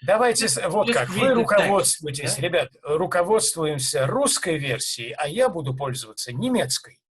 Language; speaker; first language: Russian; native; Russian